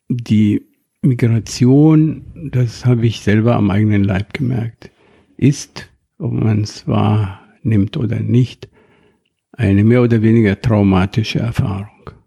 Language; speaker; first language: German; non-native, fluent; Arabic